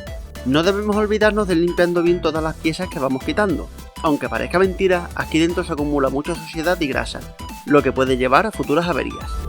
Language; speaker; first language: Spanish; native; Spanish